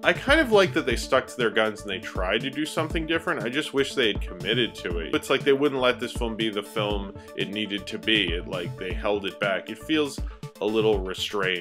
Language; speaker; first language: English; native; English